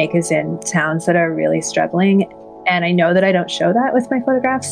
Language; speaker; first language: English; native; English